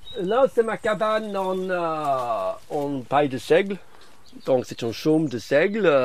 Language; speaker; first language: French; early bilingual, other home language; English